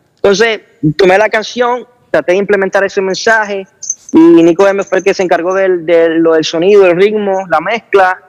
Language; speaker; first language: Spanish; native; Spanish